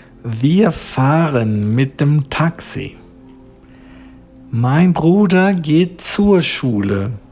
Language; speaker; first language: German; non-native, fluent; Portuguese